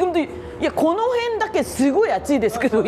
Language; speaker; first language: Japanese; non-native, fluent; Korean